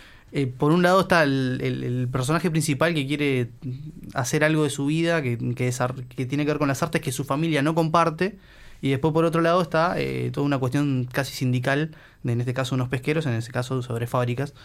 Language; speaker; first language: Spanish; native; Spanish